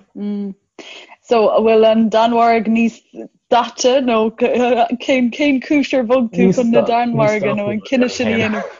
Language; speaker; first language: Irish; non-native, local second language; English